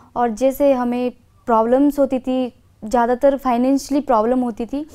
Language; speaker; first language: Hindi; native; Hindi